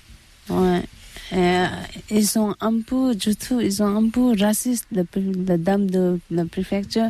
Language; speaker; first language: French; non-native, learner; Tibetan